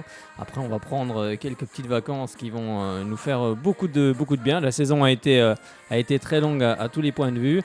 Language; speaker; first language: French; native; French